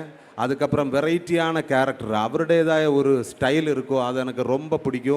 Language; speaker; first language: Tamil; non-native, learner; Malayalam